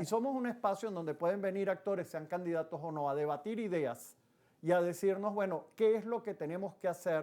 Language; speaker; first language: Spanish; native; Spanish